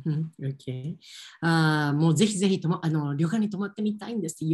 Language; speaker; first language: Japanese; native; Japanese